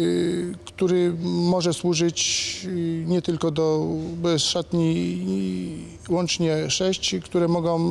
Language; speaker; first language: Polish; native; Polish